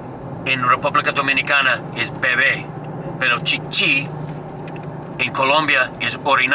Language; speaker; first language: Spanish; non-native, learner; English